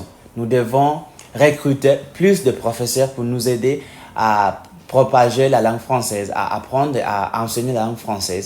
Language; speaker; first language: French; non-native, fluent; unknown